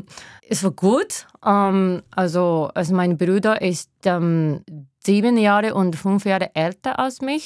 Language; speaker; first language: German; non-native, learner; Japanese